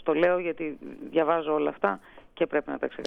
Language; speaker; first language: Greek; native; Greek